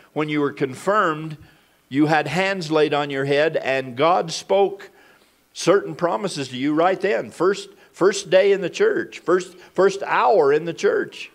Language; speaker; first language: English; native; English